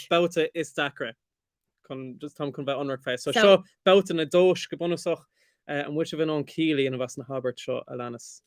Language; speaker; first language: Irish; non-native, local second language; English